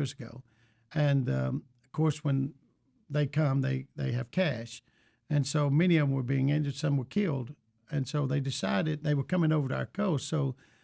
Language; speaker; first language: English; native; English